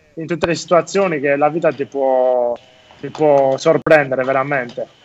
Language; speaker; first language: Italian; native; Italian